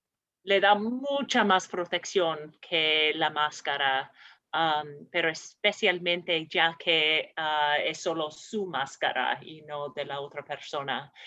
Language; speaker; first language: Spanish; non-native, fluent; English